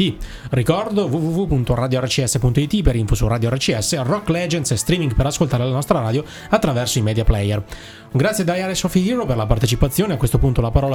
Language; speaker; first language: Italian; native; Italian